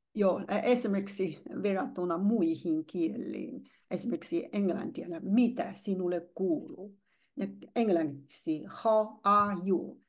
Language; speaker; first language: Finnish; non-native, learner; Chinese